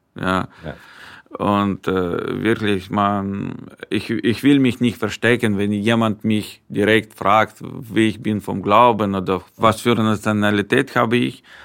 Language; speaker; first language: German; non-native, fluent; Ukrainian